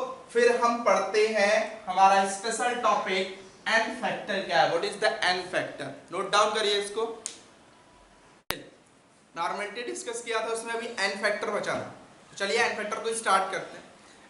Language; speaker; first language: Hindi; native; Hindi